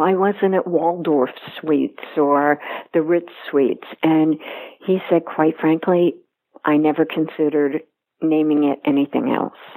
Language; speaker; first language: English; native; English